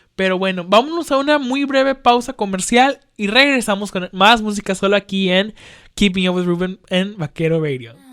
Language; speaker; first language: Spanish; early bilingual, heritage; Spanish